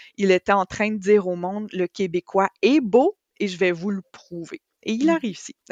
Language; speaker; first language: French; native; French